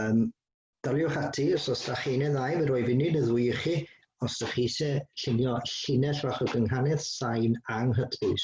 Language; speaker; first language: Welsh; native; Welsh